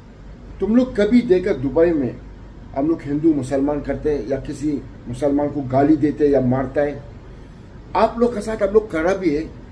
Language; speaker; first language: Hindi; non-native, learner; Arabic